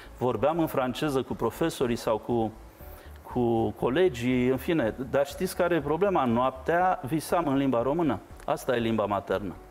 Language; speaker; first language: Romanian; native; Romanian